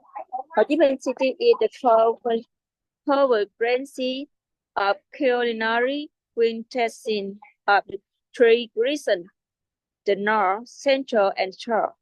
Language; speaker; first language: English; non-native, learner; Vietnamese